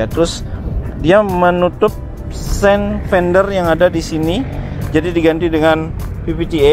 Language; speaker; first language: Indonesian; native; Indonesian